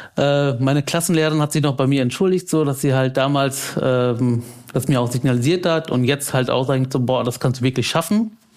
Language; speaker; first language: German; early bilingual, other home language; Tamil